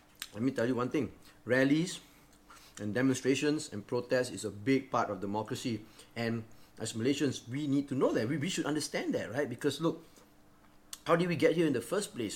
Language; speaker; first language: English; non-native, local second language; Malay